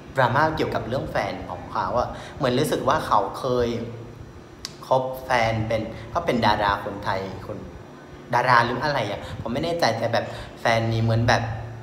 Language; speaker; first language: Thai; non-native, fluent; Vietnamese